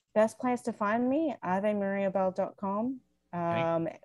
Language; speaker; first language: English; native; English